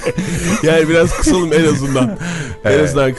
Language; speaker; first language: Turkish; native; Turkish